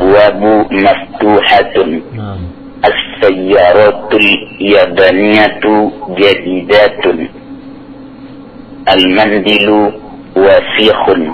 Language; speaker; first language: Arabic; non-native, learner; Indonesian